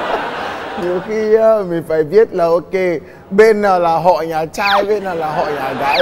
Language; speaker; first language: Vietnamese; non-native, fluent; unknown